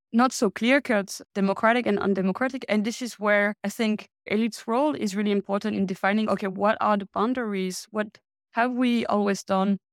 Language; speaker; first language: English; non-native, fluent; French